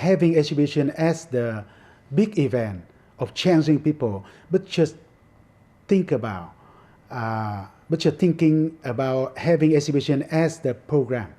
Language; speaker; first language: English; non-native, fluent; Vietnamese